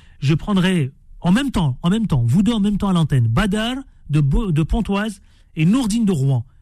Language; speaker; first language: French; native; French